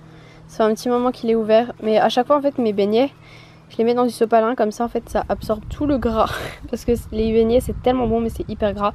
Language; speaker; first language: French; native; French